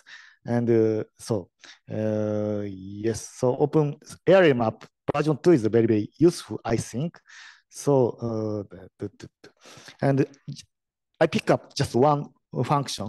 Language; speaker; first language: English; non-native, learner; Japanese